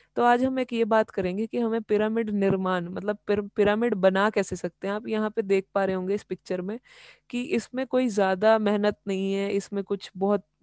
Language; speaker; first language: Hindi; native; Hindi